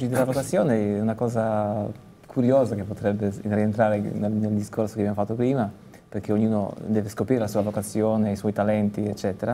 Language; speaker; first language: Italian; non-native, fluent; Polish